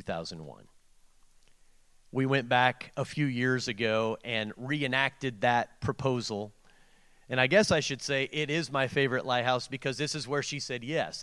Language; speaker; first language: English; native; English